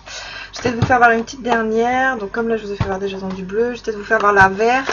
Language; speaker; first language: French; native; French